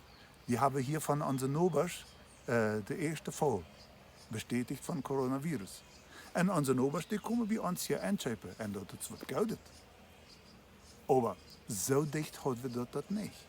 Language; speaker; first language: German; non-native, learner; Plautdietsch